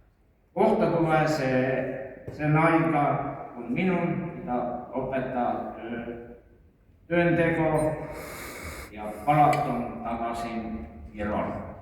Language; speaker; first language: Finnish; non-native, local second language; Estonian